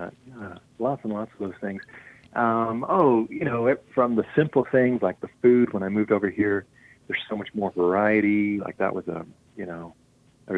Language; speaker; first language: English; native; English